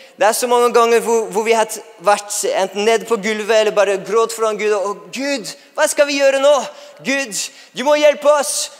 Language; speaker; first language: Norwegian; non-native, fluent; English